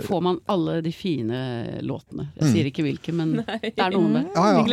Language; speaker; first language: Norwegian; native; Norwegian